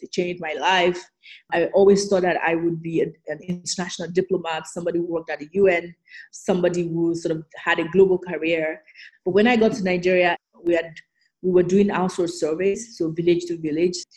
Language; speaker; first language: English; non-native, local second language; Yoruba